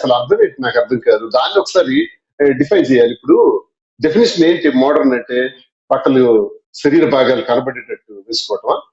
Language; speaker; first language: Telugu; native; Telugu